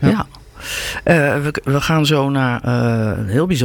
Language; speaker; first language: Dutch; native; Dutch